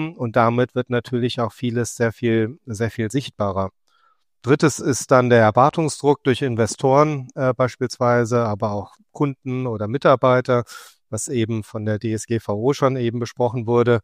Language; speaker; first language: German; native; German